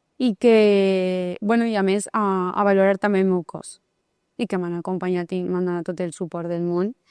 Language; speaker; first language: Catalan; native; Catalan